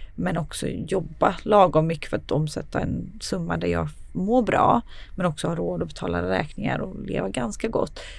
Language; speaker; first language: Swedish; early bilingual, other home language; Serbian